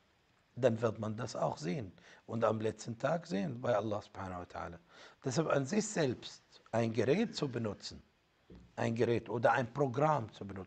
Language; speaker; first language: German; non-native, fluent; Arabic